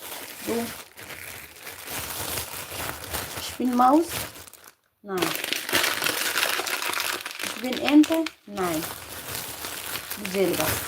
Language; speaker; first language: German; non-native, learner; Tigrinya